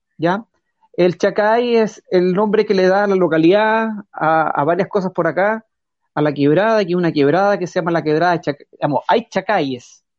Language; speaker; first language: Spanish; native; Spanish